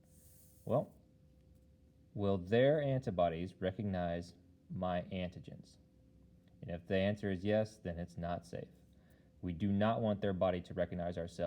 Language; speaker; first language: English; native; English